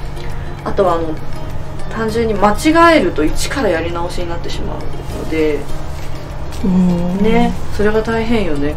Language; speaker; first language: Japanese; native; Japanese